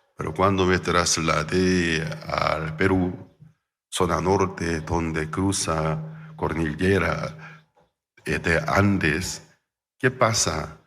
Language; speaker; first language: Spanish; non-native, fluent; Korean